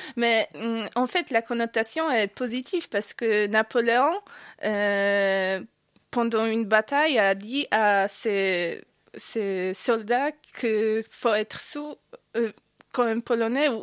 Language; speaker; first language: French; non-native, fluent; Polish